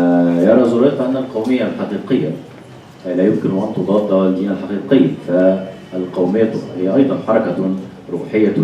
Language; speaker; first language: Arabic; native; Arabic